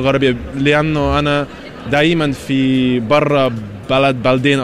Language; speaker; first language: Arabic; non-native, learner; Japanese